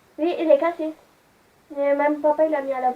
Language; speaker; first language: French; native; French